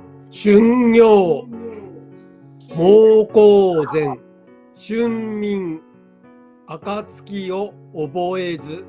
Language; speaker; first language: Japanese; native; Japanese